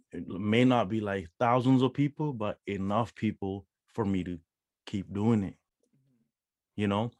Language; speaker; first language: English; non-native, local second language; Punjabi